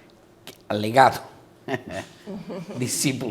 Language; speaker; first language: Spanish; non-native, fluent; Portuguese